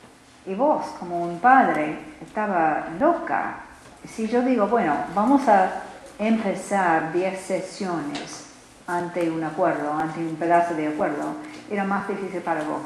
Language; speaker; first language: Spanish; non-native, learner; English